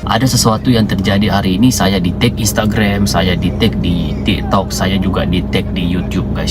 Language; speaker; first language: Indonesian; non-native, fluent; Malay